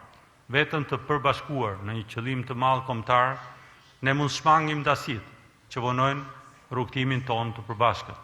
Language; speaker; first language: Albanian; native; Albanian